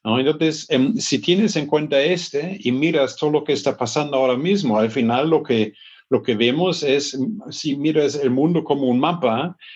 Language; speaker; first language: Spanish; non-native, fluent; German